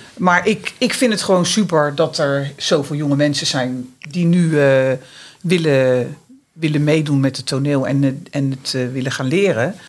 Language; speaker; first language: Dutch; native; Dutch